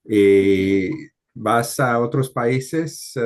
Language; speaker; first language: Spanish; non-native, fluent; English